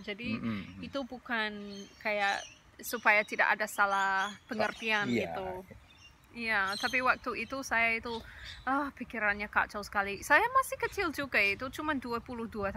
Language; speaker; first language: Indonesian; non-native, fluent; English